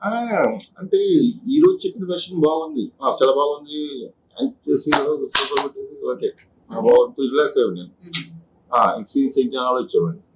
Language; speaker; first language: Telugu; native; Telugu